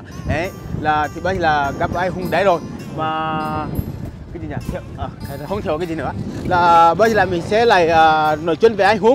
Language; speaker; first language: Vietnamese; non-native, learner; Portuguese